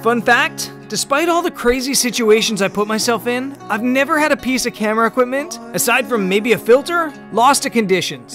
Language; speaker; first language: English; native; English